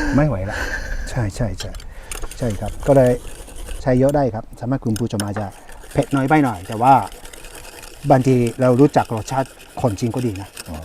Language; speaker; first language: Thai; native; Thai